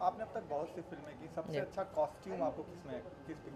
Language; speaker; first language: Hindi; native; Hindi